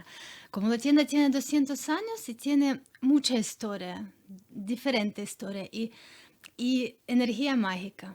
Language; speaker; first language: Spanish; non-native, learner; Ukrainian